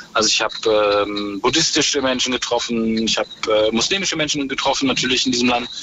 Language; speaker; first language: German; native; German